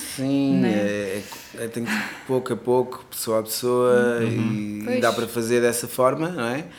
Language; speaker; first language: Portuguese; non-native, local second language; Kabuverdianu